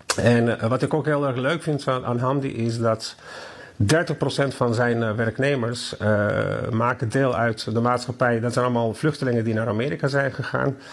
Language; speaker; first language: Dutch; non-native, fluent; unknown